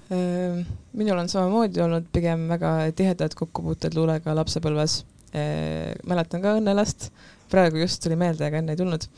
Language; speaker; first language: Estonian; native; Estonian